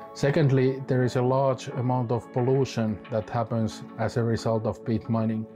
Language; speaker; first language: English; non-native, fluent; Finnish